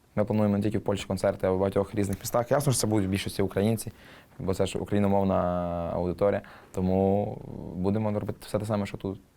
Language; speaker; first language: Ukrainian; native; Ukrainian